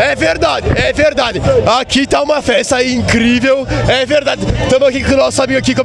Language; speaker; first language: Portuguese; native; Portuguese